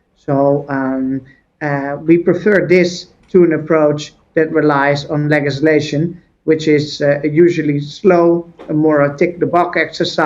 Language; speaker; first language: English; non-native, fluent; Dutch